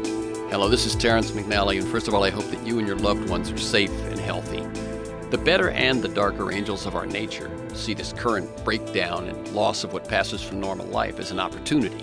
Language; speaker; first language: English; native; English